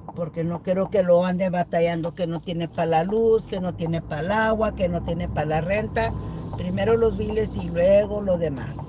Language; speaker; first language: Spanish; early bilingual, other home language; English